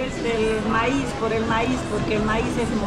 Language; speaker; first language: Spanish; native; Spanish